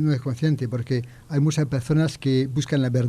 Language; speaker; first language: Spanish; non-native, learner; French